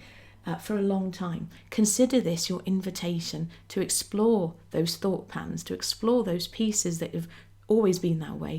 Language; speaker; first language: English; native; English